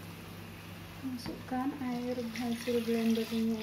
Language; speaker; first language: Indonesian; non-native, local second language; Javanese